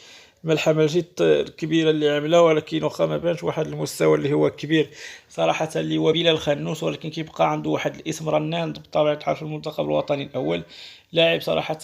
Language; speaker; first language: Arabic; native; Arabic